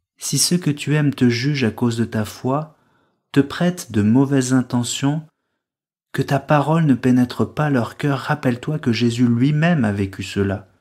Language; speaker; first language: French; native; French